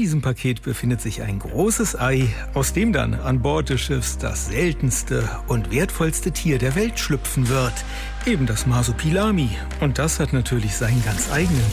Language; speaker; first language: German; native; German